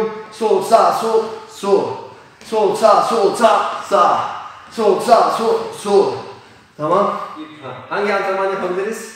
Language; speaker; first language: Turkish; non-native, learner; Polish